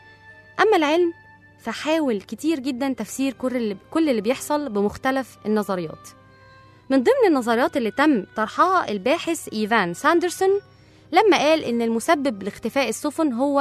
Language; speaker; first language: Arabic; native; Arabic